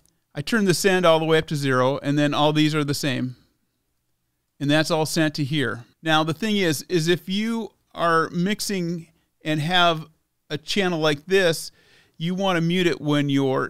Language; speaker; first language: English; native; English